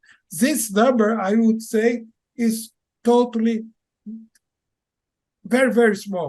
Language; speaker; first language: English; non-native, fluent; Portuguese